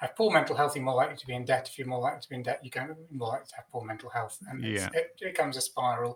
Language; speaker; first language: English; native; English